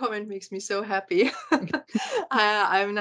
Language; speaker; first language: English; non-native, fluent; German